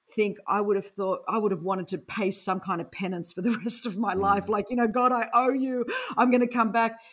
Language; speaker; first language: English; non-native, local second language; Greek